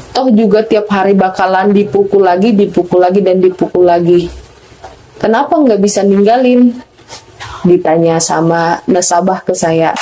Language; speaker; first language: Indonesian; non-native, local second language; Batak Toba